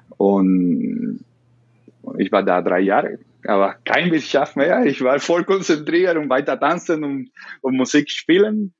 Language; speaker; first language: German; non-native, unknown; Spanish